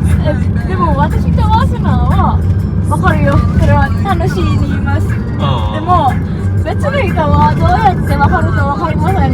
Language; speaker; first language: Japanese; non-native, learner; Sinhala